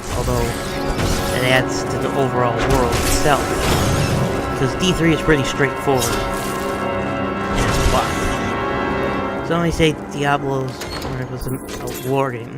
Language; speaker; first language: English; native; English